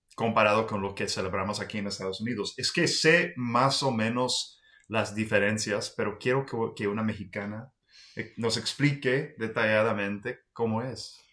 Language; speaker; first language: Spanish; non-native, fluent; English